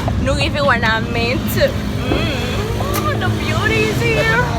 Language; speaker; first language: English; non-native, learner; Haitian Creole